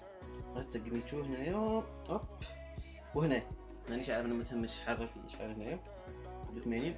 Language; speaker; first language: Arabic; native; Arabic